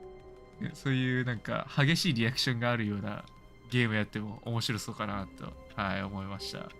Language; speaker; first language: Japanese; native; Japanese